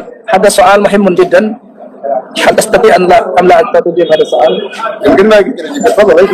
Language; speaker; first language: Arabic; non-native, learner; Indonesian